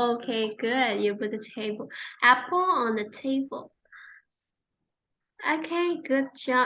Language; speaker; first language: English; non-native, fluent; Vietnamese